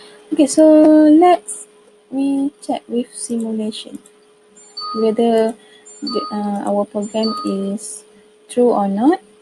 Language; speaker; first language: English; non-native, local second language; Malay